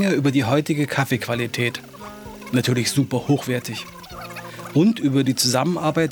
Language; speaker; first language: German; native; German